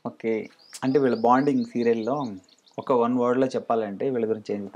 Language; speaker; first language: Telugu; native; Telugu